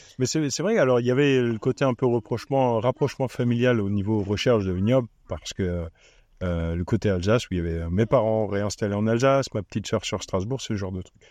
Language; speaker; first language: French; native; French